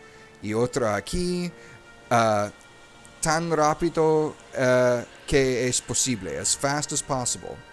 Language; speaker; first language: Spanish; non-native, learner; English